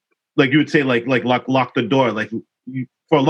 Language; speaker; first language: English; non-native, fluent; Kabuverdianu